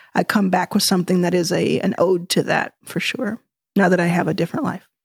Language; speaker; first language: English; native; English